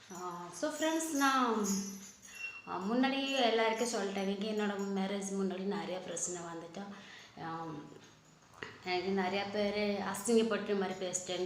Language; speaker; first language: Tamil; non-native, local second language; Odia